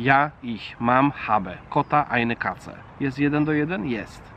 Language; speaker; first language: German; non-native, fluent; Polish